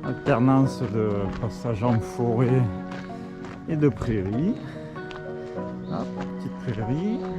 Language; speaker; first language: French; native; French